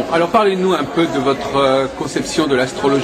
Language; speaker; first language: French; native; French